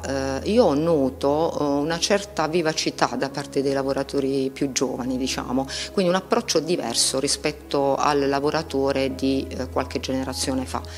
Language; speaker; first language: Italian; native; Italian